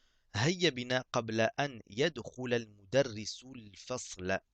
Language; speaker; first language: Arabic; non-native, fluent; French